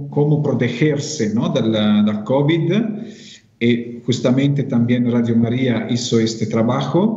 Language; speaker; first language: Spanish; non-native, fluent; Italian